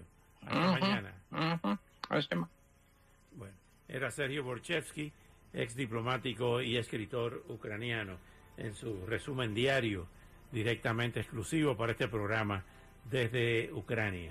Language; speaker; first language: Spanish; native; Spanish